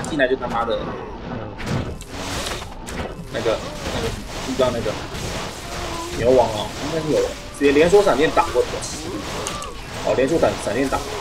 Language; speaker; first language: Chinese; native; Chinese